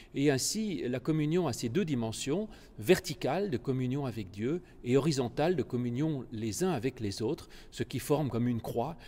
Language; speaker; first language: French; native; French